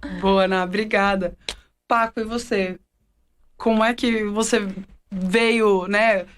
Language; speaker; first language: Portuguese; native; Portuguese